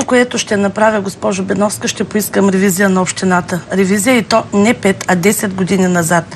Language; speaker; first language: Bulgarian; native; Bulgarian